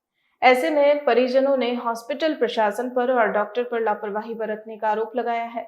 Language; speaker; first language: Hindi; native; Hindi